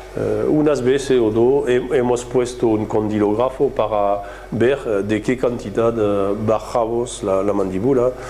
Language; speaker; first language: Spanish; non-native, fluent; French